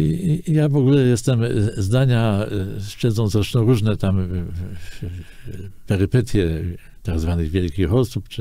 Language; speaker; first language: Polish; native; Polish